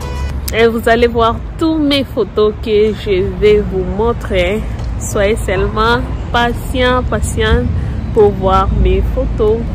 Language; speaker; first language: French; non-native, local second language; Lingala